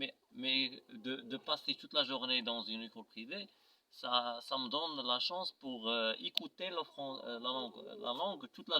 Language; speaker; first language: French; non-native, local second language; Arabic